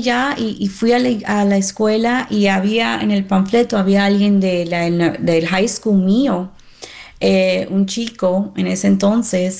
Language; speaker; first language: Spanish; early bilingual, heritage; Spanish